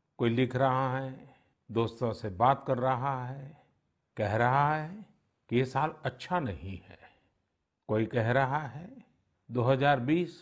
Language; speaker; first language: Hindi; non-native, local second language; Gujarati